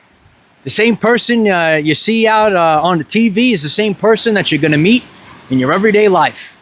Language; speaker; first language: English; native; English